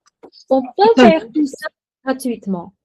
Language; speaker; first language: French; non-native, fluent; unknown